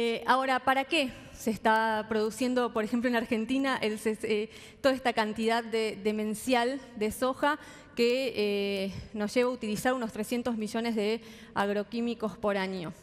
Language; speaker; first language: Spanish; native; Spanish